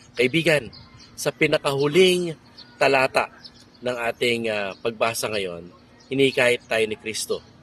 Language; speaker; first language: Filipino; native; Filipino